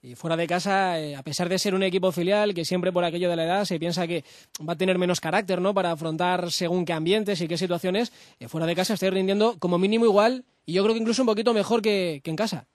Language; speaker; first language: Spanish; native; Spanish